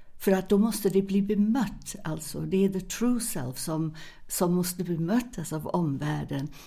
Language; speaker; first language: Swedish; non-native, fluent; English